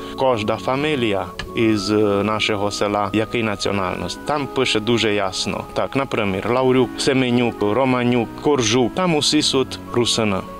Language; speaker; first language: Ukrainian; early bilingual, heritage; Rusyn